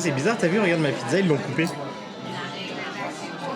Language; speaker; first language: French; native; French